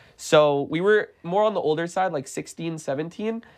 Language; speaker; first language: English; native; English